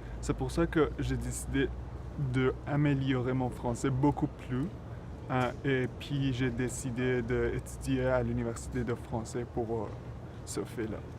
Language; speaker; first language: French; non-native, fluent; Persian